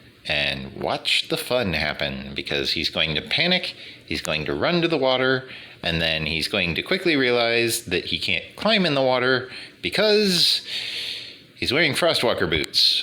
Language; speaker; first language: English; native; English